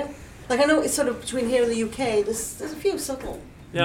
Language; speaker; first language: English; native; English